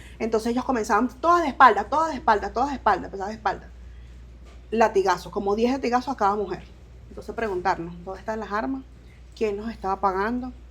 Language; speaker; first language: Spanish; native; Spanish